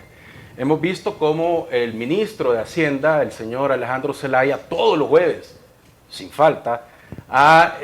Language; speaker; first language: Spanish; native; Spanish